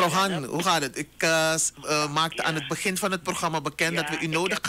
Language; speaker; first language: Dutch; native; Dutch